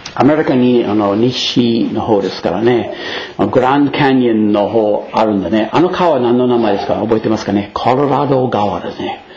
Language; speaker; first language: Japanese; non-native, fluent; English